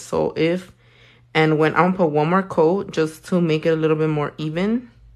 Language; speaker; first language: English; early bilingual, other home language; Spanish